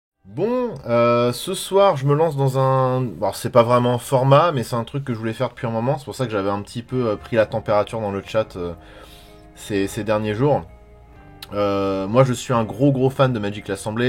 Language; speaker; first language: French; native; French